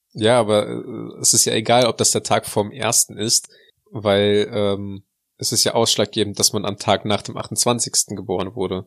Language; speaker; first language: German; early bilingual, other home language; Russian